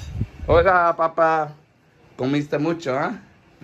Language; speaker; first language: Spanish; non-native, learner; English